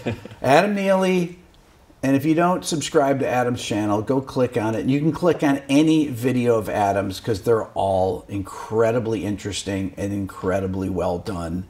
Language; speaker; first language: English; native; English